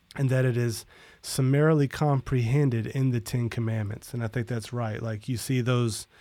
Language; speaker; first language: English; native; English